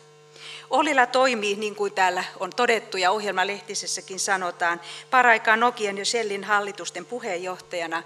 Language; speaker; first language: Finnish; native; Finnish